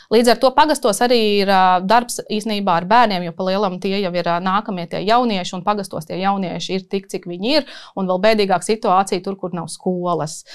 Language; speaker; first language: Latvian; native; Latvian